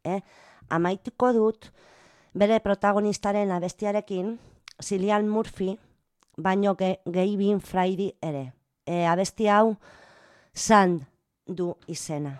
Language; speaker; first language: Basque; non-native, local second language; Spanish